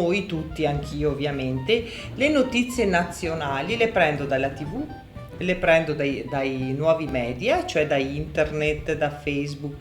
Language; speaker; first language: Italian; native; Italian